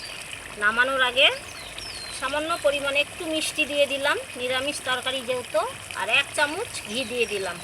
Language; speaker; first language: Bangla; native; Bangla